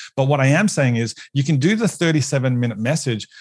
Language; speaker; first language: English; native; English